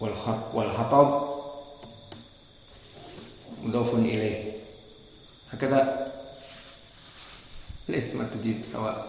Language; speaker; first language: Arabic; non-native, fluent; Indonesian